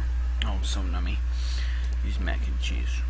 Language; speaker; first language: English; native; English